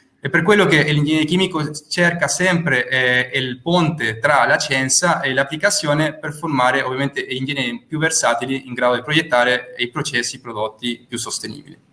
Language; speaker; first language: Italian; non-native, fluent; Spanish